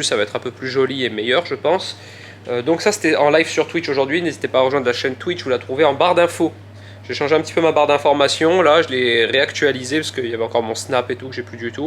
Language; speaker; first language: French; native; French